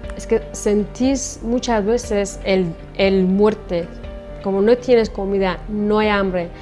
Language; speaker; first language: Spanish; non-native, learner; Persian